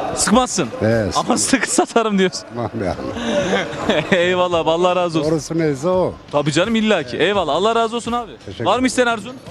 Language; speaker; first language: Turkish; native; Turkish